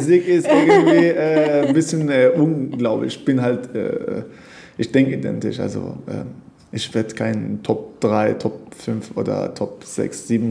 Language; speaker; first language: German; non-native, fluent; Persian